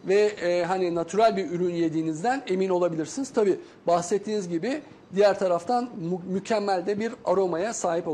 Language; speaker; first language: Turkish; native; Turkish